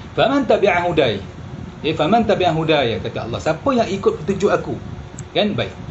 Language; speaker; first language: Malay; early bilingual, heritage; Malay